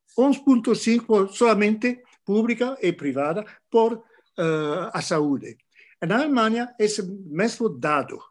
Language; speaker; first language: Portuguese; non-native, fluent; French